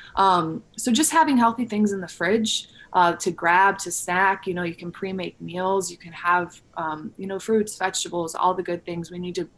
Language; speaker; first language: English; native; English